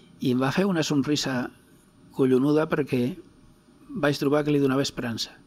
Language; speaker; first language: Catalan; non-native, local second language; Spanish